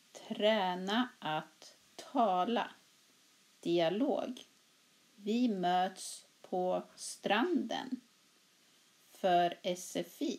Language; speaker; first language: Swedish; native; Swedish